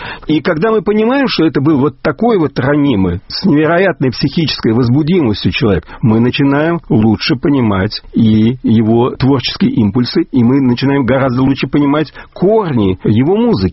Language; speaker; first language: Russian; native; Russian